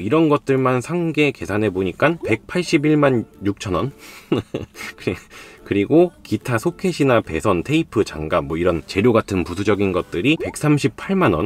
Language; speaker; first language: Korean; native; Korean